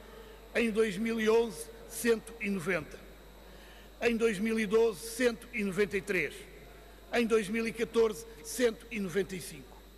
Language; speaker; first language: Portuguese; native; Portuguese